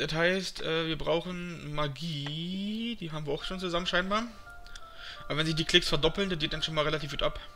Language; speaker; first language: German; native; German